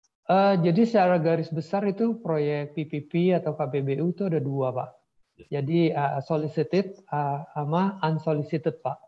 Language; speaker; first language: Indonesian; native; Indonesian